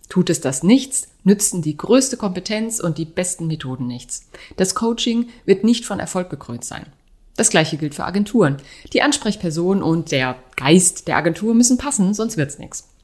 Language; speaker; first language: German; native; German